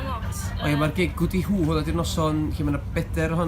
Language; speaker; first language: Welsh; native; Welsh